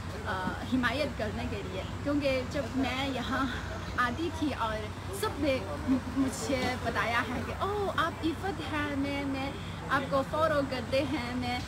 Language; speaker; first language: Hindi; non-native, learner; Chinese